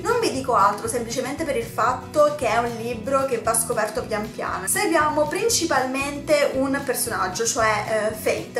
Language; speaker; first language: Italian; native; Italian